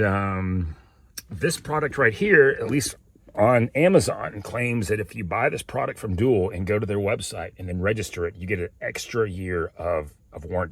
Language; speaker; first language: English; native; English